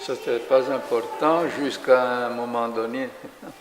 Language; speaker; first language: French; non-native, fluent; Italian